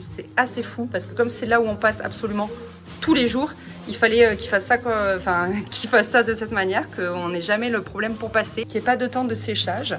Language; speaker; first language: French; native; French